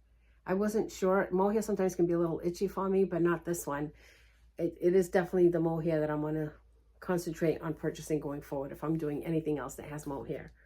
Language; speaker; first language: English; early bilingual, other home language; Portuguese